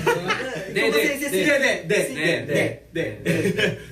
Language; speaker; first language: Spanish; native; Spanish